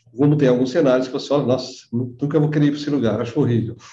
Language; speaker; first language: Portuguese; native; Portuguese